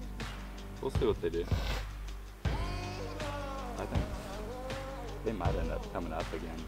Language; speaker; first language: English; native; English